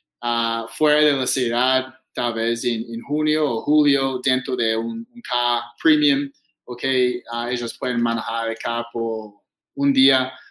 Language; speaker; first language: Spanish; non-native, fluent; English